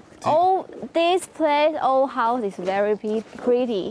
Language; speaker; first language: English; non-native, learner; Chinese